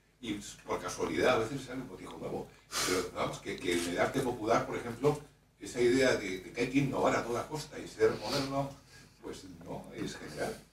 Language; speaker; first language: Spanish; native; Spanish